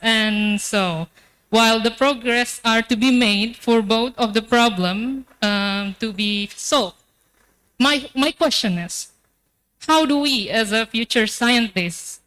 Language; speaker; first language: English; non-native, fluent; Indonesian